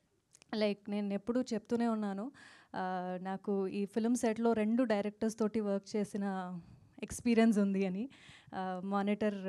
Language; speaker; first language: Telugu; non-native, local second language; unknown